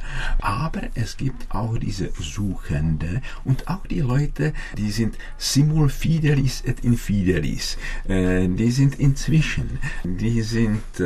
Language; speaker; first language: German; non-native, fluent; Czech